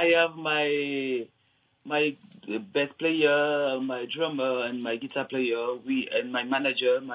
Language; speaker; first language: English; non-native, learner; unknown